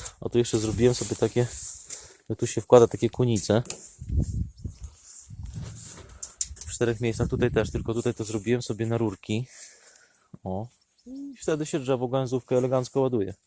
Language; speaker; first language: Polish; native; Polish